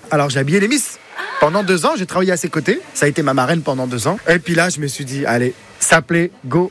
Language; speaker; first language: French; early bilingual, other home language; Arabic